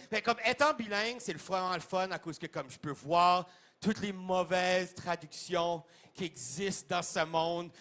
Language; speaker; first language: French; non-native, local second language; English